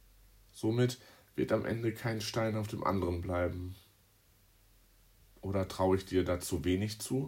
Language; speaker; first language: German; native; German